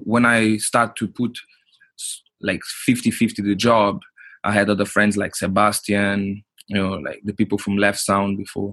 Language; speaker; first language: English; non-native, fluent; Portuguese